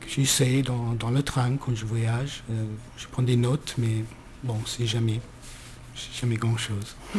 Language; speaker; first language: French; non-native, fluent; English